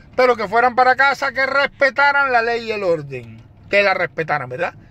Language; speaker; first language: Spanish; native; Spanish